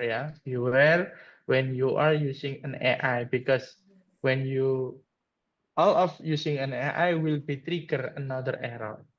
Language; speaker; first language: English; non-native, learner; Indonesian